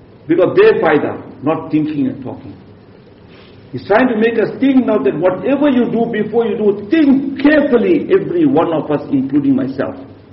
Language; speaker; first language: English; non-native, local second language; Urdu